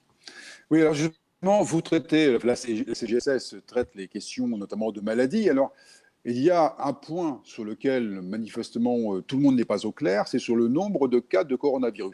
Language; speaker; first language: French; native; French